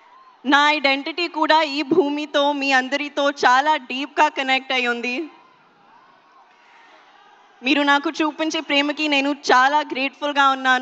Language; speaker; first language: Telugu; non-native, local second language; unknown